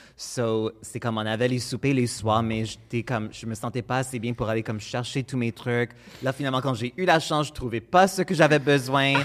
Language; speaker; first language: French; non-native, local second language; English